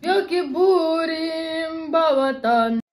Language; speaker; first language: Persian; non-native, learner; German